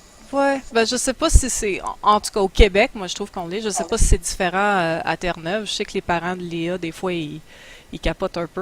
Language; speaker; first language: French; native; French